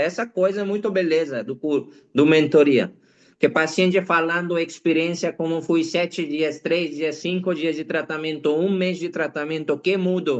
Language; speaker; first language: Portuguese; non-native, learner; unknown